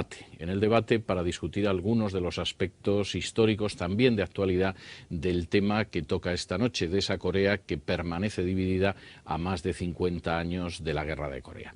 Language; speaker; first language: Spanish; native; Spanish